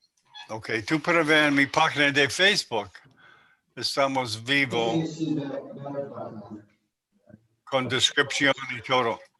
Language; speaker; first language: Spanish; non-native, learner; English